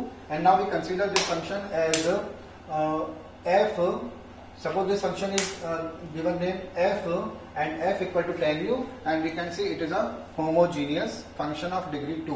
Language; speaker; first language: English; non-native, local second language; Hindi